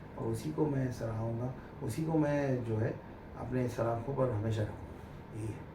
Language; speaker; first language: Hindi; non-native, local second language; Bangla